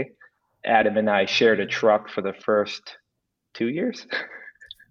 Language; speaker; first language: English; native; English